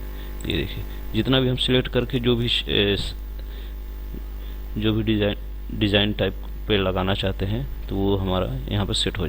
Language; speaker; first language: Hindi; native; Hindi